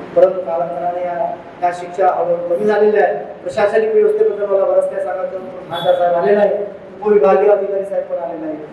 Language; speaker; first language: Marathi; non-native, local second language; Urdu